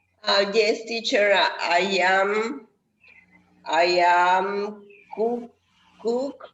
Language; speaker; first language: English; non-native, learner; Spanish